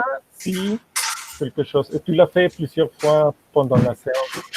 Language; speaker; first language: French; non-native, fluent; Spanish